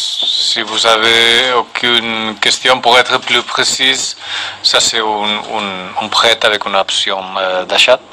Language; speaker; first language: French; non-native, fluent; Spanish